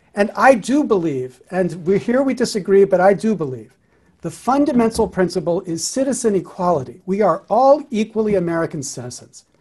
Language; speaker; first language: English; native; English